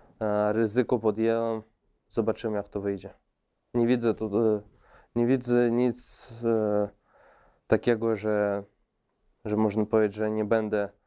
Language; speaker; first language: Polish; non-native, fluent; Russian